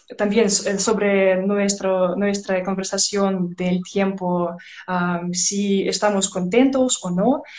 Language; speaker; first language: Spanish; non-native, learner; Russian